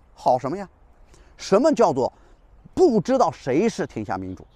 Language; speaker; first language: Chinese; native; Chinese